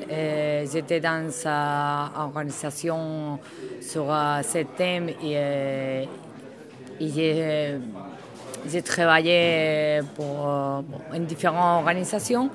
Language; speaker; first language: French; non-native, learner; Spanish